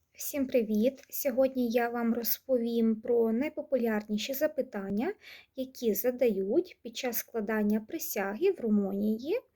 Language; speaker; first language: Ukrainian; native; Ukrainian